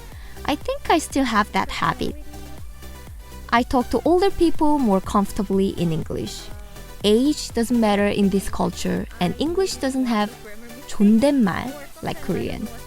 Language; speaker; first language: English; non-native, fluent; Korean